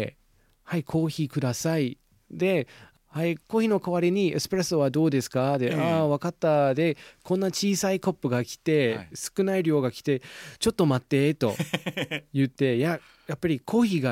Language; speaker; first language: Japanese; non-native, fluent; English